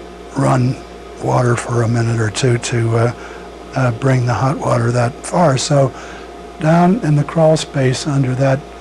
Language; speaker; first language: English; native; English